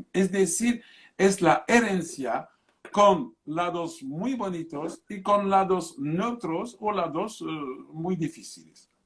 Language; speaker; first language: Spanish; non-native, fluent; French